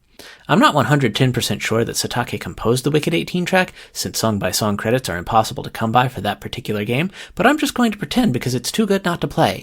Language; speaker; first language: English; native; English